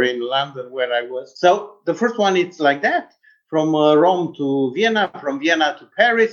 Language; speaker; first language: English; non-native, fluent; Romanian